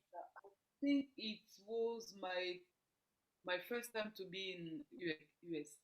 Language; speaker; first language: English; non-native, learner; French